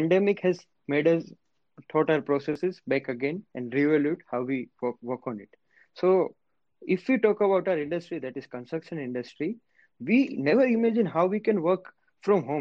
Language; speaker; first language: English; non-native, local second language; Gujarati